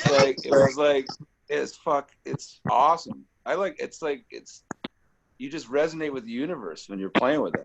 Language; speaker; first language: English; native; English